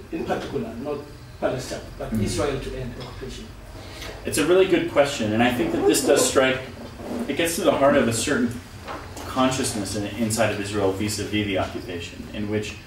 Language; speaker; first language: English; native; English